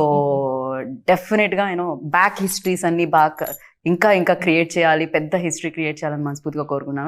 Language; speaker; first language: Telugu; native; Telugu